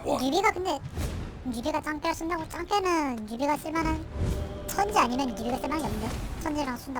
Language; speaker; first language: Korean; native; Korean